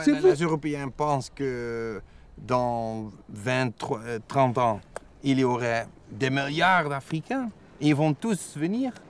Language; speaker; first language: French; non-native, fluent; Dutch